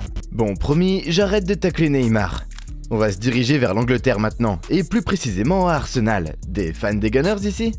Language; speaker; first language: French; native; French